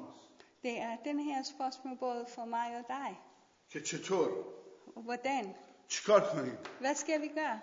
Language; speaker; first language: Danish; non-native, learner; Persian